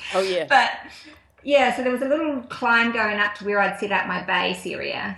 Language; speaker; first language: English; native; English